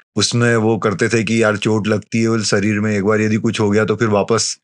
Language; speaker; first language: Hindi; native; Hindi